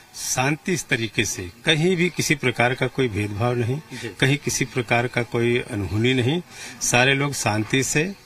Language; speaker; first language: Hindi; native; Hindi